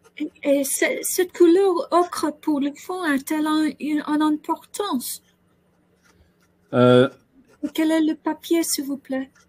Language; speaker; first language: French; non-native, learner; English